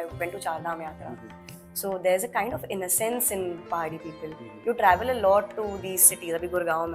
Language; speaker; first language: English; non-native, local second language; Hindi